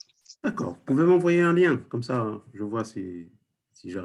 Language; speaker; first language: French; non-native, local second language; Arabic